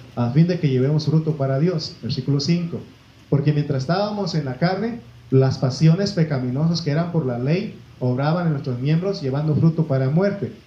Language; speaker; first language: Spanish; native; Spanish